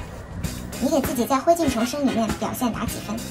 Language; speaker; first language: Chinese; native; Chinese